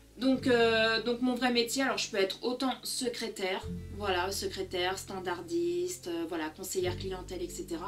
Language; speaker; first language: French; early bilingual, other home language; Portuguese